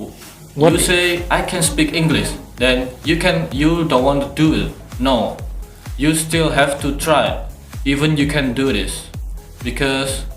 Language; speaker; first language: English; non-native, learner; Indonesian